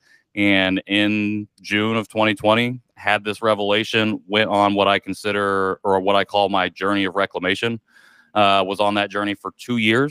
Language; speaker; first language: English; native; English